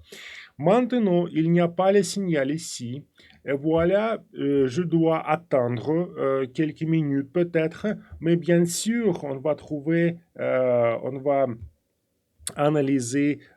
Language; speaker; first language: French; non-native, fluent; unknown